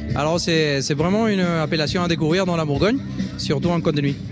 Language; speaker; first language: French; non-native, fluent; Spanish